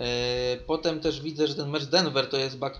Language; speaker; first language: Polish; native; Polish